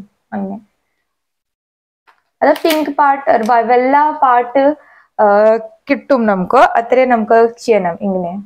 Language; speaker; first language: Malayalam; non-native, learner; Hindi